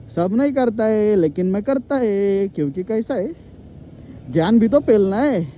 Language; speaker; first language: Hindi; non-native, local second language; Marathi